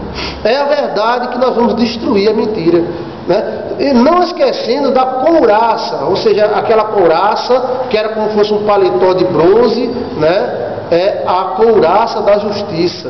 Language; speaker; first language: Portuguese; native; Portuguese